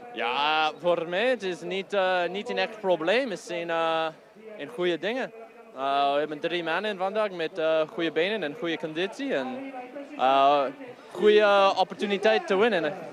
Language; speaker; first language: Dutch; non-native, local second language; French